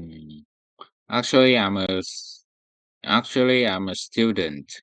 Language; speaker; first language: English; non-native, learner; Vietnamese